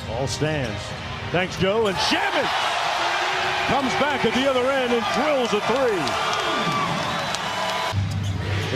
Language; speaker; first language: English; native; English